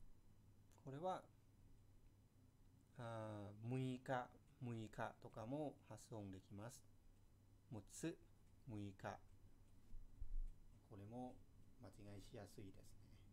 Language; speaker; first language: Japanese; non-native, fluent; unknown